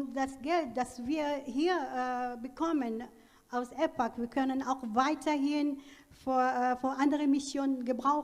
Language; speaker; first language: German; non-native, learner; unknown